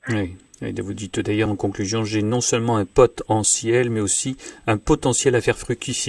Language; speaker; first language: French; native; French